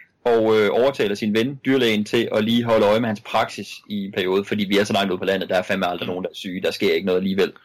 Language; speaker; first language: Danish; native; Danish